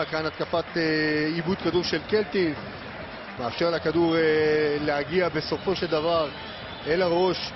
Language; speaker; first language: Hebrew; native; Hebrew